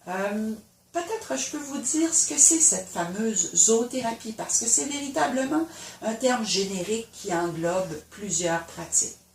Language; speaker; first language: French; native; French